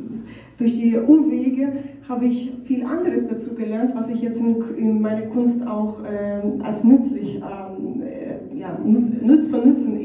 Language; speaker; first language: German; non-native, fluent; Ukrainian